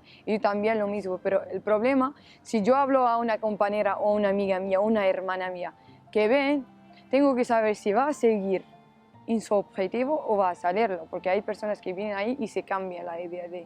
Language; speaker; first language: Spanish; non-native, learner; Arabic